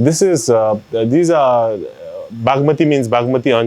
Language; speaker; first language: English; non-native, local second language; Nepali